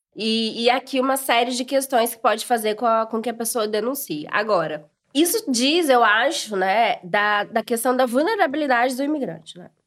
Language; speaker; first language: Portuguese; native; Portuguese